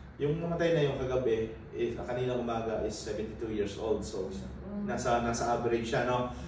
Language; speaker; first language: Filipino; native; Filipino